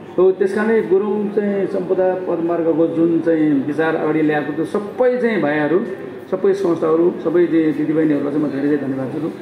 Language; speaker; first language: Nepali; non-native, local second language; Gurung